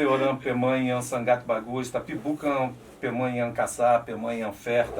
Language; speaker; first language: Indonesian; non-native, fluent; Portuguese